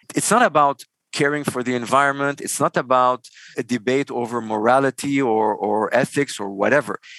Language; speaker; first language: English; non-native, fluent; Arabic